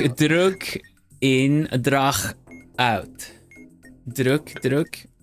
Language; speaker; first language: Dutch; non-native, learner; Swedish